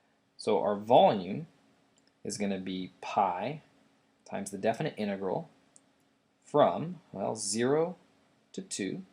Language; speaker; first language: English; native; English